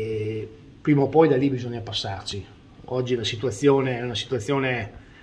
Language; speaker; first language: Italian; native; Italian